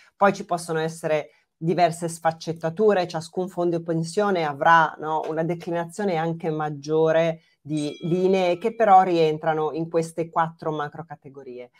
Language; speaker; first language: Italian; native; Italian